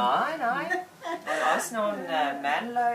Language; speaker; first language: Danish; non-native, learner; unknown